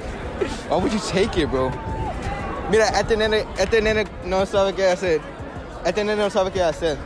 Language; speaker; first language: Spanish; non-native, learner; English